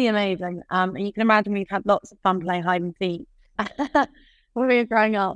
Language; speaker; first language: English; native; English